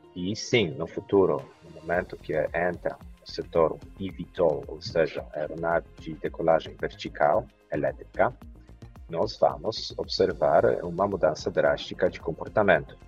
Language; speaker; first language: Portuguese; non-native, fluent; Polish